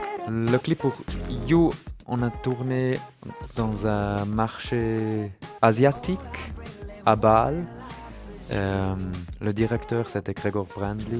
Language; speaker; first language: French; non-native, learner; German